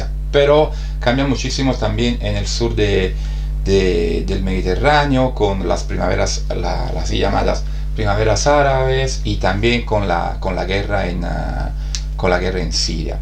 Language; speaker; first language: Spanish; non-native, fluent; Italian